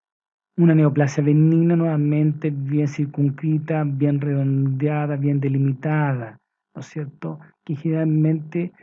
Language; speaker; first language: Spanish; native; Spanish